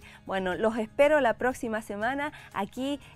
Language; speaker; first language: Spanish; native; Spanish